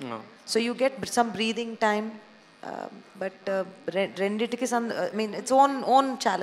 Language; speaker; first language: Telugu; native; Telugu